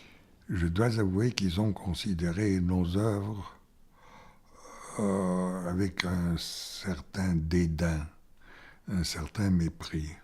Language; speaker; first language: French; non-native, fluent; Bulgarian